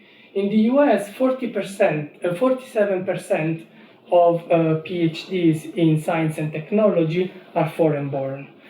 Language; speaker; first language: English; non-native, fluent; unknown